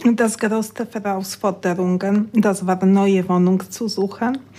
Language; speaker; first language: German; non-native, learner; Polish